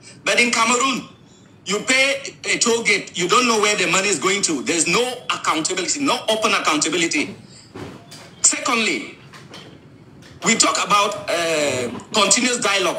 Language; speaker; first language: English; native; English